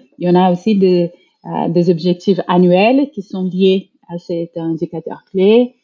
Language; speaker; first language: French; non-native, fluent; Portuguese